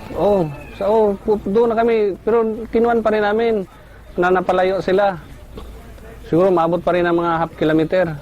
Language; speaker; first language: Filipino; non-native, local second language; Cebuano